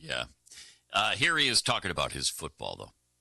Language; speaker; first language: English; native; English